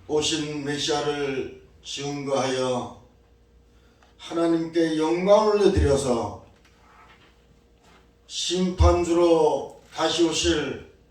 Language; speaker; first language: Korean; native; Korean